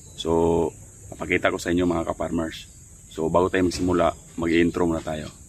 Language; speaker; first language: Filipino; non-native, local second language; Cebuano